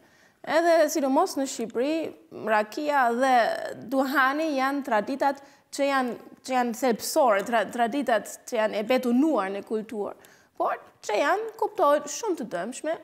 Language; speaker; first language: Albanian; non-native, fluent; German